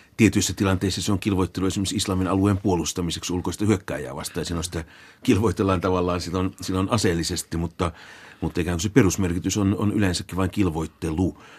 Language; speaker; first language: Finnish; native; Finnish